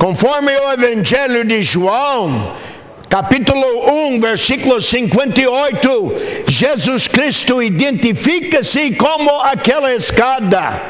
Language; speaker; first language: Portuguese; non-native, fluent; English